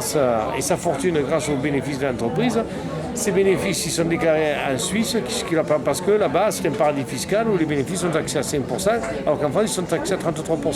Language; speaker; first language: French; native; French